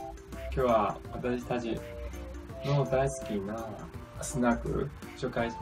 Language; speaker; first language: Japanese; non-native, learner; Chinese